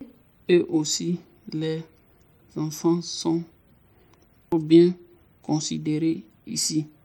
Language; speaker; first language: French; non-native, learner; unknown